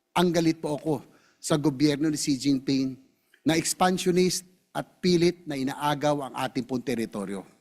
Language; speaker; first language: Filipino; native; Filipino